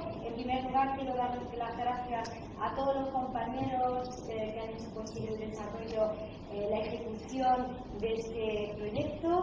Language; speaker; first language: Spanish; native; Spanish